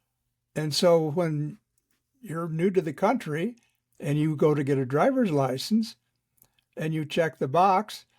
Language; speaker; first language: English; native; English